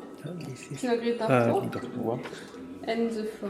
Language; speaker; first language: English; non-native, learner; French